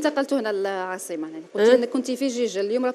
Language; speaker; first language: Arabic; native; Arabic